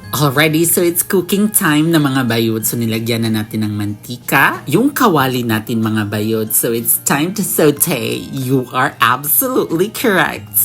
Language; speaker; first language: Filipino; non-native, local second language; Cebuano